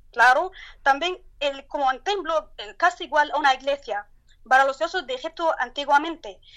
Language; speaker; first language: Spanish; non-native, learner; Turkish